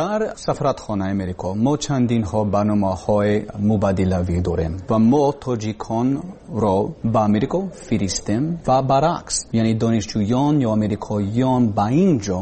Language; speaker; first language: Persian; non-native, learner; English